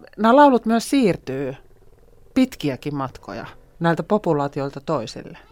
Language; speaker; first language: Finnish; native; Finnish